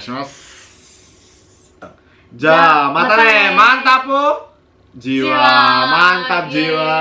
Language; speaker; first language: Japanese; non-native, fluent; Indonesian